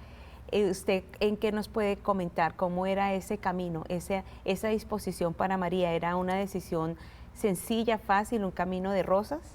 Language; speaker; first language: Spanish; native; Spanish